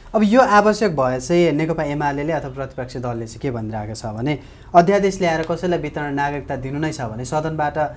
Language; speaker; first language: Nepali; native; Nepali